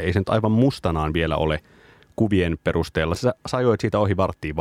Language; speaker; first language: Finnish; native; Finnish